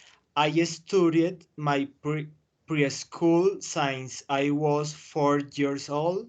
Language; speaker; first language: English; non-native, learner; Spanish